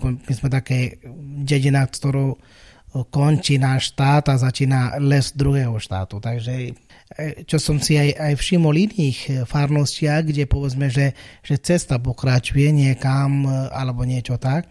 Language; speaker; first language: Slovak; non-native, fluent; Malayalam